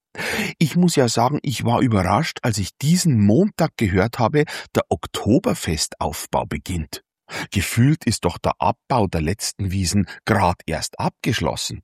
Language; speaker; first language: German; native; German